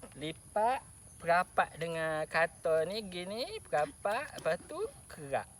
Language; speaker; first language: Malay; native; Malay